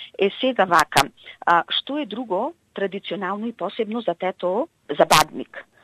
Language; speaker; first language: Macedonian; native; Macedonian